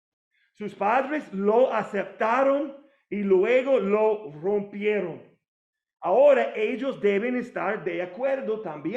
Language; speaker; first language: Spanish; non-native, learner; English